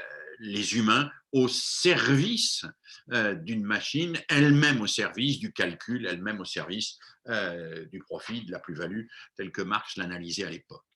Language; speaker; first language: French; native; French